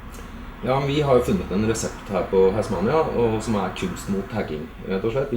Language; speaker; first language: Norwegian; native; Norwegian